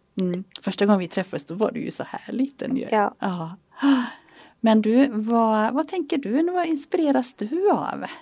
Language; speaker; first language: Swedish; native; Swedish